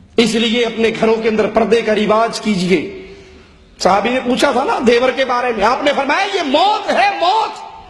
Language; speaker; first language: Urdu; non-native, local second language; Punjabi